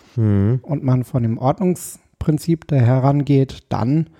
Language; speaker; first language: German; native; German